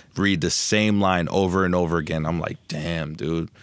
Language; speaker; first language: English; native; English